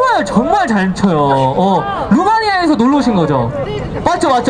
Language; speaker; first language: Korean; native; Korean